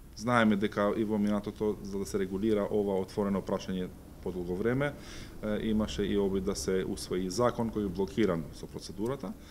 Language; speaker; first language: Macedonian; non-native, local second language; Albanian